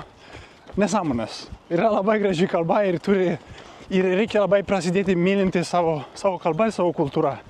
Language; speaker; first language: Lithuanian; non-native, learner; Italian